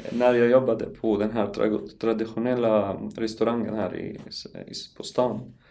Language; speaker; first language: Swedish; non-native, learner; Arabic